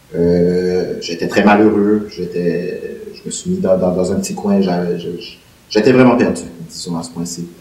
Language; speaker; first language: French; native; French